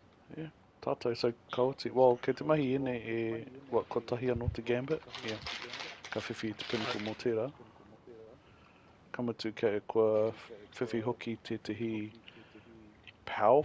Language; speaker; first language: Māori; non-native, local second language; English